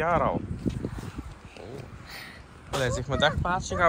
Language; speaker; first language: Dutch; native; Dutch